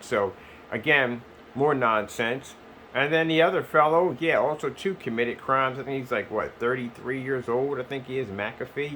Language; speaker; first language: English; native; English